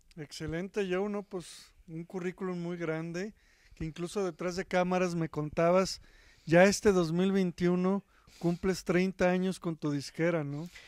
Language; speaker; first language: Spanish; native; Spanish